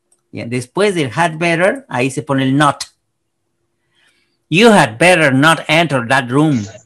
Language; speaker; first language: English; non-native, fluent; Spanish